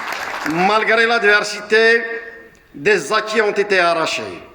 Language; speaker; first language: French; non-native, local second language; Kabyle